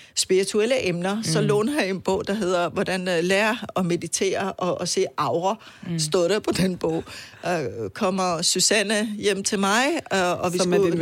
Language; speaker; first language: Danish; non-native, fluent; Persian